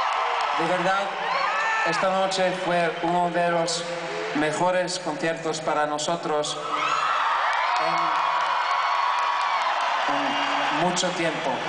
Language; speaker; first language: Spanish; non-native, learner; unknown